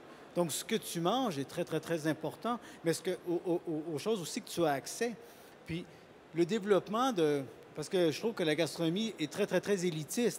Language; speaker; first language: French; native; French